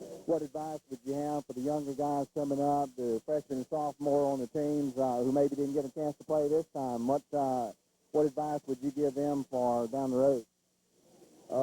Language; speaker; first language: English; native; English